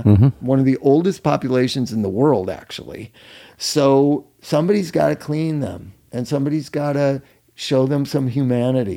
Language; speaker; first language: English; native; English